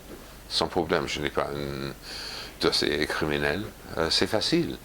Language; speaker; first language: French; non-native, fluent; English